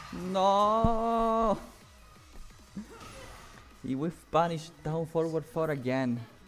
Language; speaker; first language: English; non-native, fluent; Italian